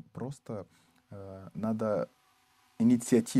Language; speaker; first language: Russian; non-native, learner; Arabic